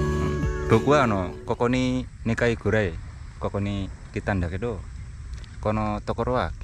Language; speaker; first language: Japanese; non-native, learner; Indonesian